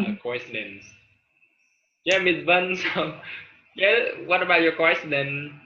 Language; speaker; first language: English; non-native, learner; Vietnamese